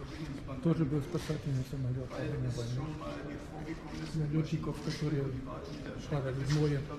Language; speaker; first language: Russian; non-native, fluent; German